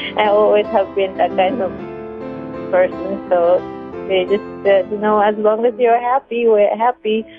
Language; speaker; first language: English; non-native, fluent; Japanese